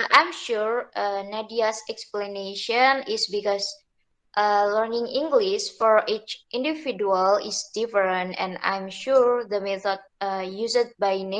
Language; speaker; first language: English; non-native, learner; Indonesian